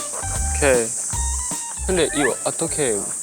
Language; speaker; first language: Korean; non-native, learner; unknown